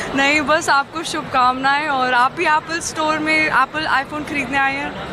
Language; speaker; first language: Hindi; early bilingual, heritage; Hindi